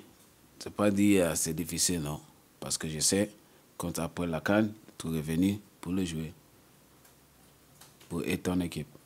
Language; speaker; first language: French; non-native, learner; English